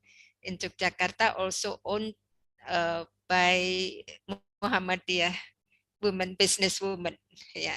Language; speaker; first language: English; non-native, learner; Indonesian